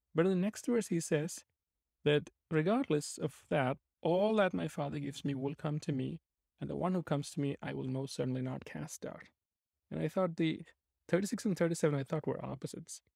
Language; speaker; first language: English; non-native, local second language; Malayalam